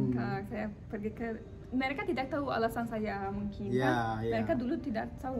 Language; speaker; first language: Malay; non-native, learner; Turkish